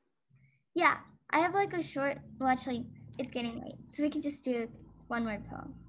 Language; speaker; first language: English; native; English